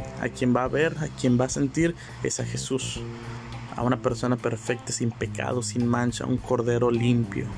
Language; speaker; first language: Spanish; native; Spanish